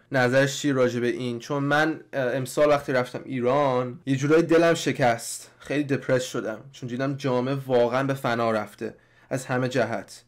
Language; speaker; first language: Persian; early bilingual, heritage; Persian